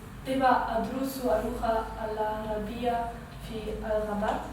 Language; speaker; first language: Arabic; non-native, learner; German